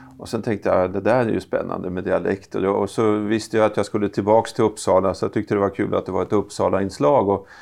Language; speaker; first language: Swedish; native; Swedish